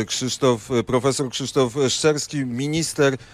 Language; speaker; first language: Polish; native; Polish